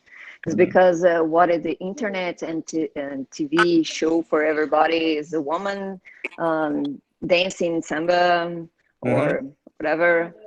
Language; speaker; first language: English; non-native, learner; Portuguese